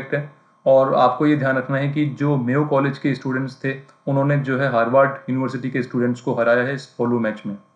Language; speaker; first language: Hindi; native; Hindi